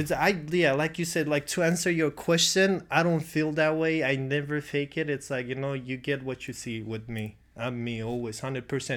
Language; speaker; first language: English; non-native, fluent; Russian